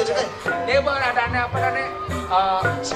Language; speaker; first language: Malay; non-native, local second language; Balinese